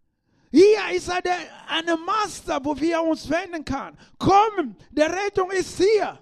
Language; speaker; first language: German; non-native, learner; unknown